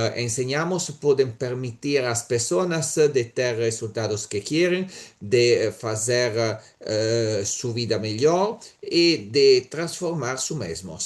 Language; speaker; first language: Spanish; non-native, learner; Italian